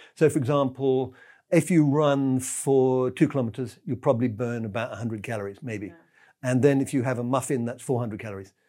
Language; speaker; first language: English; native; English